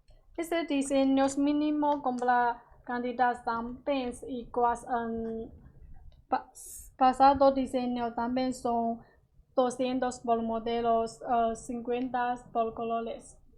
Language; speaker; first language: Spanish; non-native, learner; Chinese